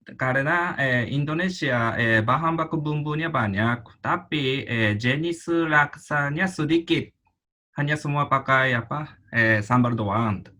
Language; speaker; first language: Indonesian; non-native, fluent; Japanese